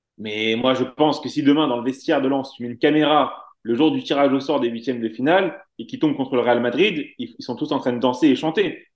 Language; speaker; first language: French; native; French